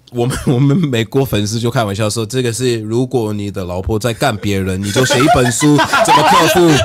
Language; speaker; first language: Chinese; non-native, fluent; English